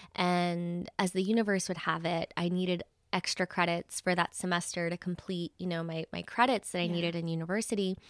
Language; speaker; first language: English; early bilingual, other home language; Spanish